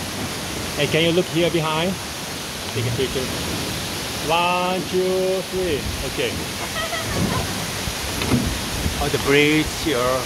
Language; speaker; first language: English; non-native, fluent; Portuguese